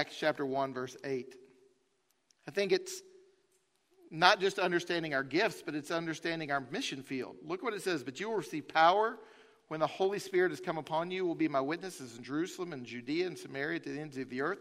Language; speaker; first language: English; native; English